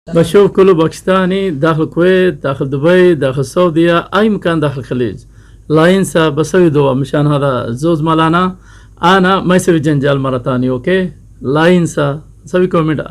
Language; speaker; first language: Arabic; non-native, learner; Punjabi